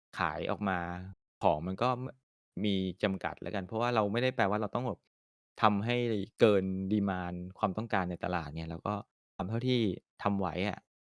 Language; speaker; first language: Thai; native; Thai